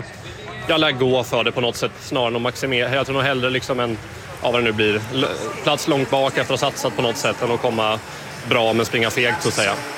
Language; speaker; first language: Swedish; native; Swedish